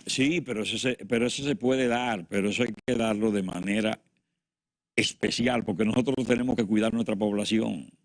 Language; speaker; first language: Spanish; native; Spanish